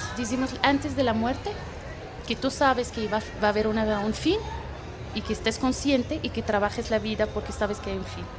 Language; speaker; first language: Spanish; non-native, fluent; Arabic